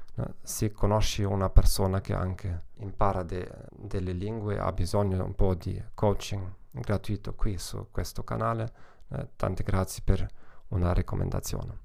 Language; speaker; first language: Italian; non-native, learner; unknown